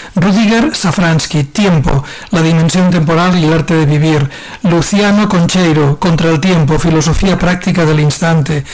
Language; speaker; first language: Spanish; non-native, local second language; Catalan